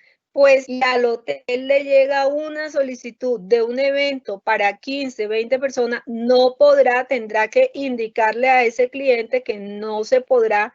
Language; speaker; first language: Spanish; native; Spanish